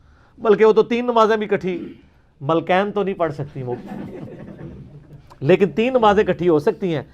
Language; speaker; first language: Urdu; non-native, local second language; Punjabi